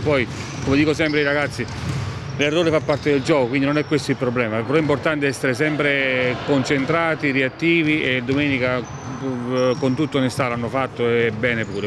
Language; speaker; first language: Italian; native; Italian